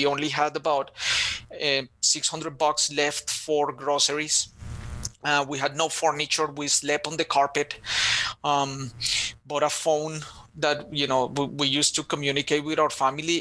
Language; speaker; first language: English; non-native, fluent; Spanish